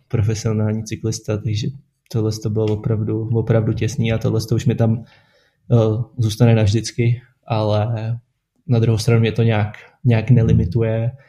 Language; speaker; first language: Czech; native; Czech